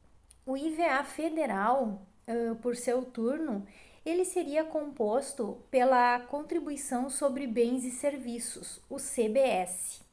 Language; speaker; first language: Portuguese; native; Portuguese